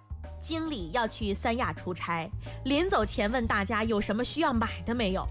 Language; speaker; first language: Chinese; native; Chinese